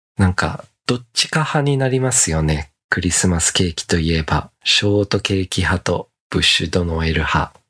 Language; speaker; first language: Japanese; native; Japanese